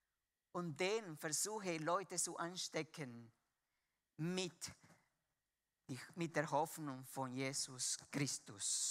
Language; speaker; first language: German; non-native, fluent; Spanish